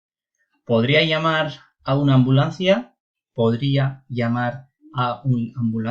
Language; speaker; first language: Spanish; non-native, fluent; Urdu